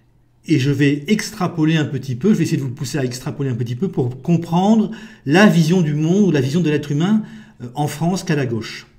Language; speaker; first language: French; native; French